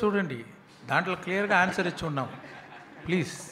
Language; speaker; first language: Telugu; non-native, local second language; Tamil